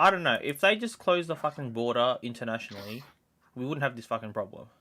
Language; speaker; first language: English; native; English